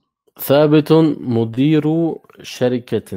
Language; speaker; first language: Arabic; non-native, learner; German